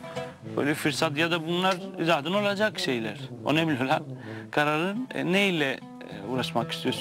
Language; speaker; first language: Turkish; non-native, fluent; Greek